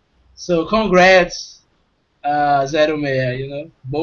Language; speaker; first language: English; non-native, fluent; Portuguese